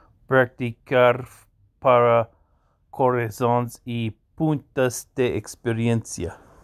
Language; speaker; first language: Spanish; non-native, learner; English